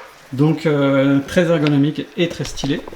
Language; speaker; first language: French; native; French